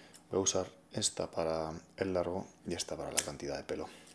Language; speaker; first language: Spanish; native; Spanish